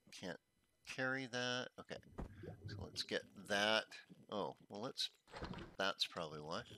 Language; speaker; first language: English; native; English